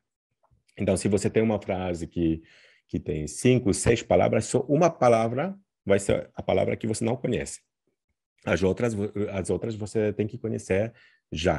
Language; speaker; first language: Portuguese; non-native, fluent; Polish